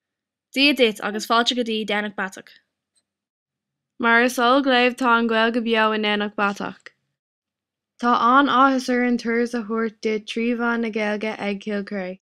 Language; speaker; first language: Irish; non-native, local second language; English